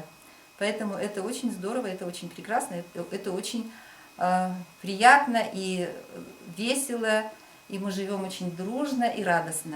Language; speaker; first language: Russian; native; Russian